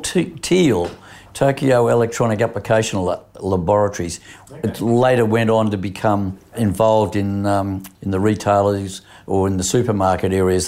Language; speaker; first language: English; native; English